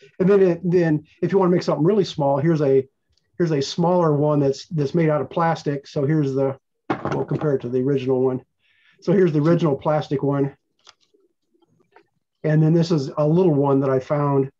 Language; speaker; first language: English; native; English